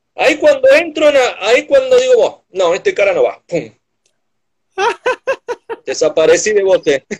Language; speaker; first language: Portuguese; non-native, learner; Spanish